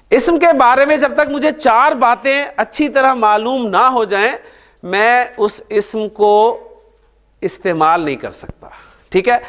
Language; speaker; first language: Urdu; native; Urdu